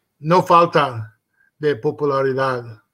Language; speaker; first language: Spanish; early bilingual, heritage; Spanish